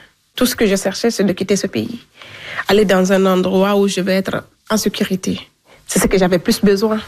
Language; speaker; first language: French; non-native, local second language; Fula